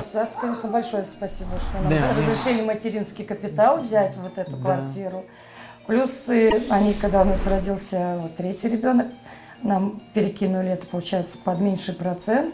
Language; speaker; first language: Russian; native; Russian